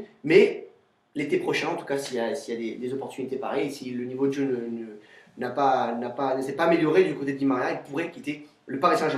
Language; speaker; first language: French; native; French